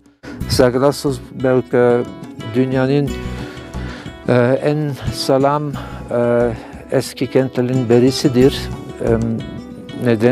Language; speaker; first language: Turkish; non-native, fluent; Dutch